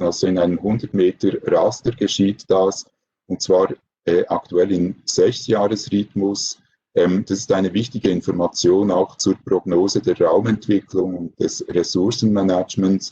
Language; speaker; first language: German; native; German